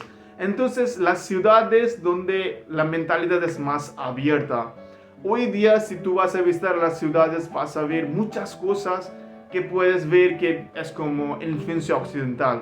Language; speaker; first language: Spanish; non-native, learner; Hindi